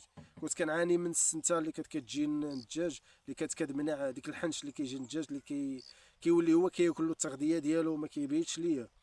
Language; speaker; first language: Arabic; native; Arabic